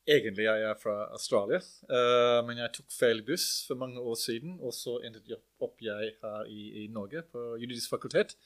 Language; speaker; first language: Norwegian; non-native, fluent; English